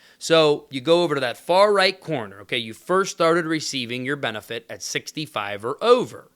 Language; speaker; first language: English; native; English